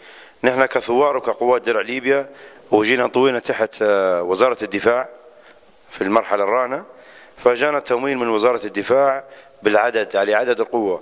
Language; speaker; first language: Arabic; native; Arabic